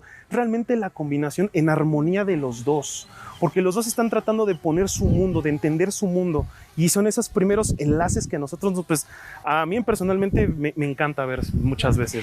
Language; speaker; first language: Spanish; native; Spanish